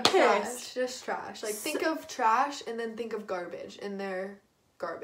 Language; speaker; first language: English; native; English